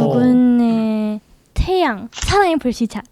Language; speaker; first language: Korean; non-native, learner; English